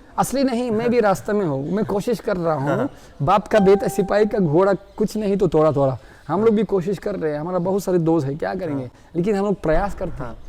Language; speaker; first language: Hindi; non-native, fluent; Russian